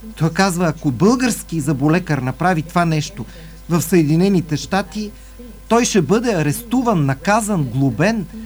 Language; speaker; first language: Bulgarian; native; Bulgarian